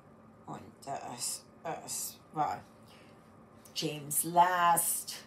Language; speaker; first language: German; early bilingual, heritage; German